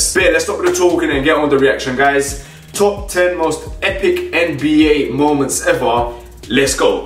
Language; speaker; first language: English; native; English